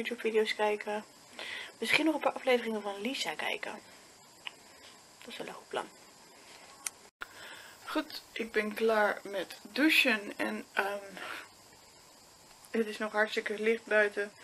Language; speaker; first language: Dutch; native; Dutch